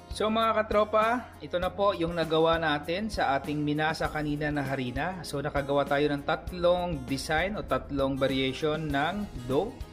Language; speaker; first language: Filipino; non-native, local second language; Cebuano